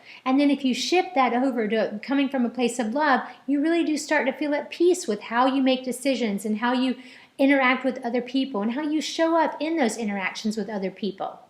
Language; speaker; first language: English; native; English